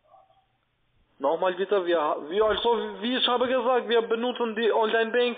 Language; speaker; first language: German; non-native, learner; Italian